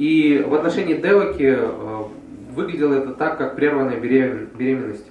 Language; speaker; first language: Russian; native; Russian